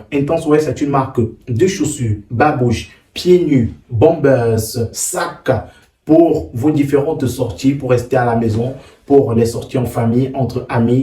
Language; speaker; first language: French; native; French